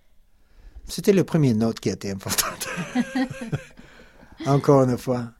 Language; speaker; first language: French; non-native, fluent; English